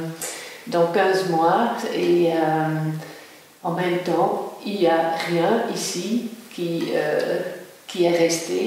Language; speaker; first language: French; non-native, local second language; German